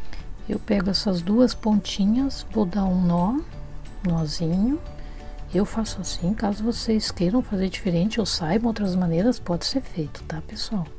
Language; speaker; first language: Portuguese; native; Portuguese